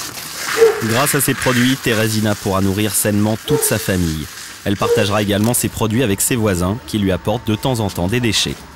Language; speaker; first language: French; native; French